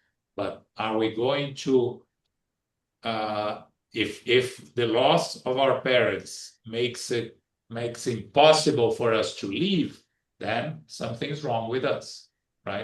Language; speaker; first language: English; non-native, fluent; Portuguese